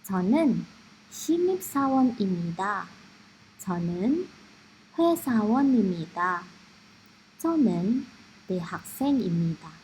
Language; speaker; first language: Korean; non-native, fluent; Indonesian